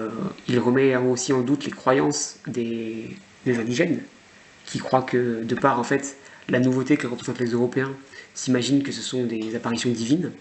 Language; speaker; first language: French; native; French